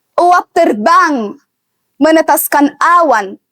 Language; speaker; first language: Indonesian; non-native, learner; Arabic